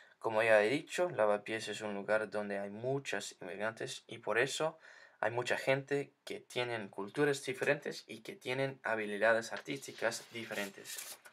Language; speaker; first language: Spanish; non-native, learner; English